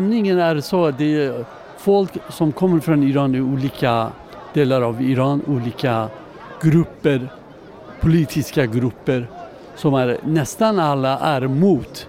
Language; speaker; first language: Swedish; non-native, learner; Persian